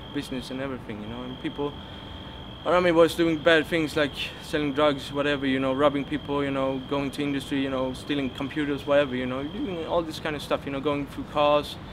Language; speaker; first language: English; non-native, fluent; Swedish